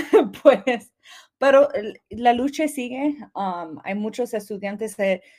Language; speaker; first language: Spanish; early bilingual, heritage; English